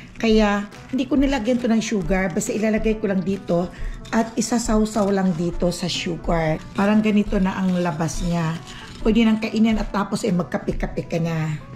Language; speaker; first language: Filipino; non-native, local second language; Aklanon